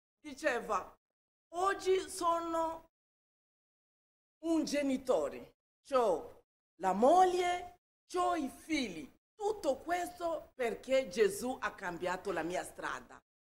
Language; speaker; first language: Italian; non-native, fluent; Kinyarwanda